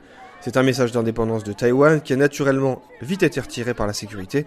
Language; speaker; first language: French; native; French